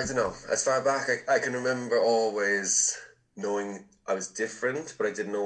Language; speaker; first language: English; native; English